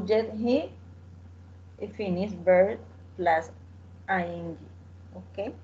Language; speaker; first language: English; non-native, learner; Spanish